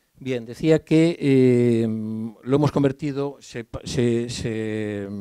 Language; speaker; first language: Spanish; native; Spanish